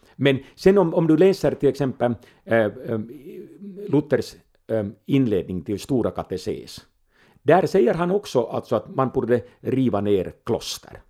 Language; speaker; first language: Swedish; non-native, local second language; Finnish